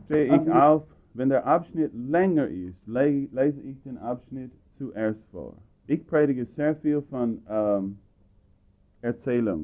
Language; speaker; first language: German; non-native, fluent; English